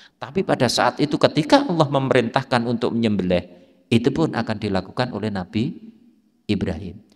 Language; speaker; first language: Indonesian; native; Indonesian